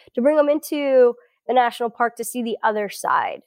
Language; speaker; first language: English; early bilingual, other home language; Portuguese